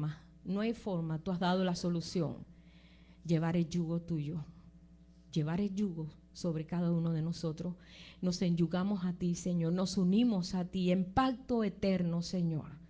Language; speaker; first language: Spanish; native; Spanish